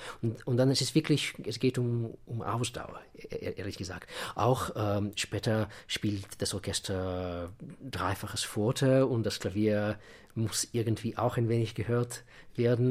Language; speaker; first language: German; non-native, fluent; Russian